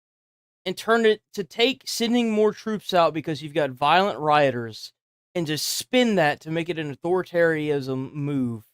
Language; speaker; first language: English; native; English